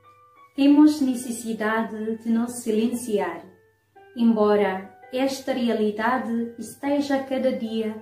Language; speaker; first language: Portuguese; non-native, fluent; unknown